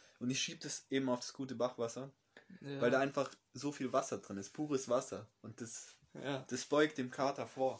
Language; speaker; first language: German; native; German